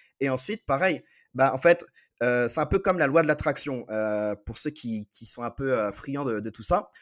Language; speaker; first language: French; native; French